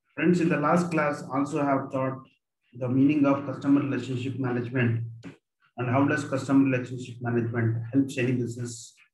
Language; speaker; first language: English; non-native, local second language; Kannada